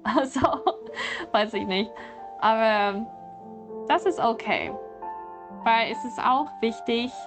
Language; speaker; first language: German; non-native, learner; English